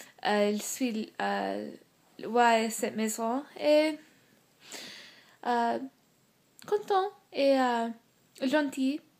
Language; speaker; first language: French; non-native, learner; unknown